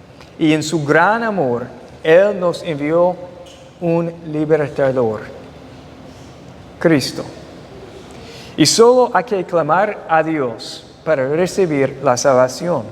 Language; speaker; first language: Spanish; non-native, fluent; English